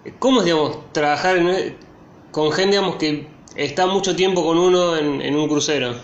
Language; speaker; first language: Spanish; native; Spanish